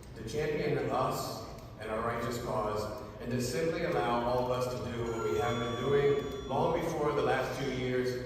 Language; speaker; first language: English; native; English